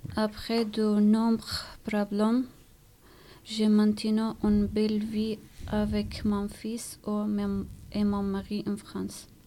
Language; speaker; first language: French; non-native, learner; Persian